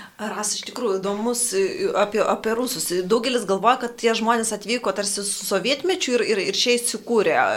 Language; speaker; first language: Lithuanian; native; Lithuanian